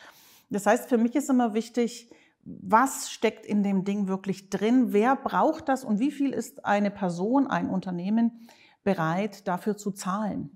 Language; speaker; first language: German; native; German